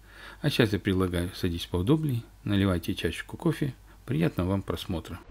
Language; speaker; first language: Russian; native; Russian